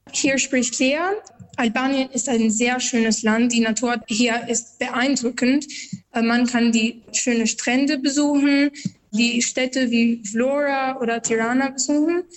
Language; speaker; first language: German; non-native, learner; Albanian